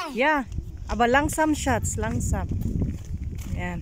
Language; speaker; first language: German; non-native, learner; Filipino